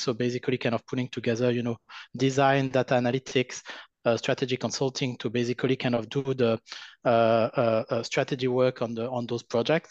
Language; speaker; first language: English; non-native, fluent; French